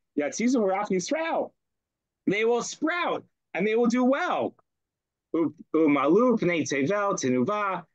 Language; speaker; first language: English; native; English